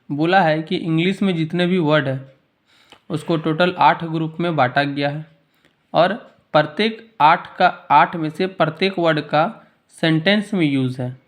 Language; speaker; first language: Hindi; native; Hindi